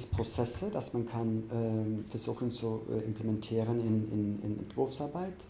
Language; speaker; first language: German; non-native, fluent; Norwegian